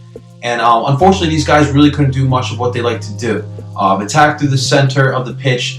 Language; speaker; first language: English; native; English